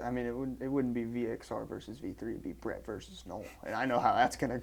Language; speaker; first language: English; native; English